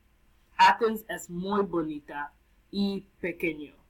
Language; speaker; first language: Spanish; non-native, learner; English